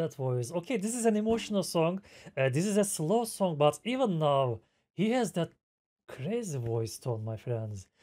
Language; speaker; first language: English; non-native, fluent; Turkish